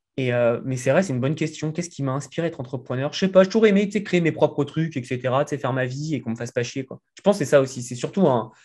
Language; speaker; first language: French; native; French